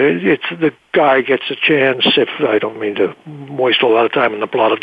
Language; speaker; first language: English; native; English